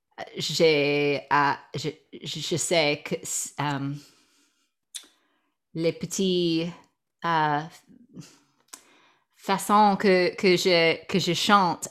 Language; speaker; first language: French; non-native, learner; English